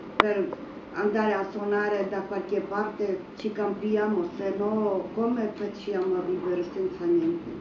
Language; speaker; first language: Italian; non-native, fluent; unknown